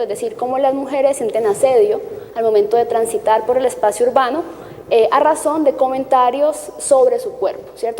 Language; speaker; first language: Spanish; native; Spanish